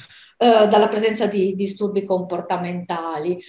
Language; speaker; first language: Italian; native; Italian